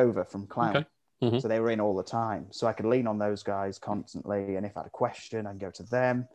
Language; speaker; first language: English; native; English